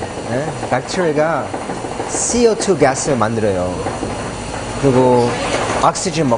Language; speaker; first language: Korean; early bilingual, heritage; Korean